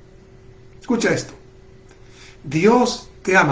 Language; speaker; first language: Spanish; native; Spanish